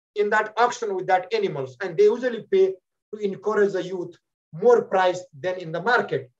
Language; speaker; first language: English; non-native, local second language; Nepali